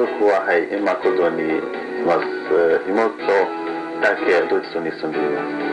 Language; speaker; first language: Japanese; non-native, learner; Kurdish